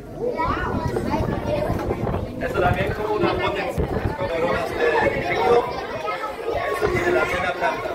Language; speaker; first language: Spanish; non-native, fluent; German